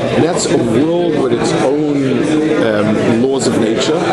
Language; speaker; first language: English; native; English